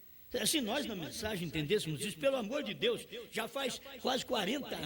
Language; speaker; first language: Portuguese; native; Portuguese